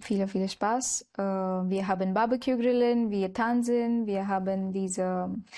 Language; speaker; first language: German; non-native, learner; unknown